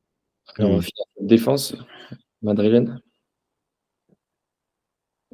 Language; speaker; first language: French; native; French